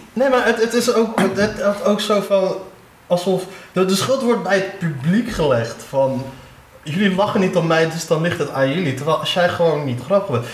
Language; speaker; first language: Dutch; early bilingual, other home language; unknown